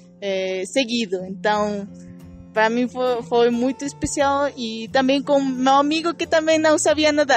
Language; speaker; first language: Portuguese; non-native, learner; Spanish